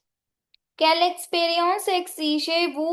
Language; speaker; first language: French; non-native, fluent; Punjabi